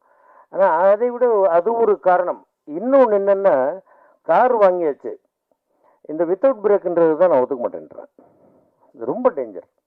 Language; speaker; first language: Tamil; native; Tamil